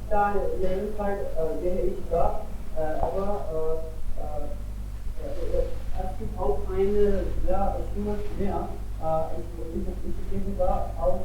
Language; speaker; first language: German; non-native, learner; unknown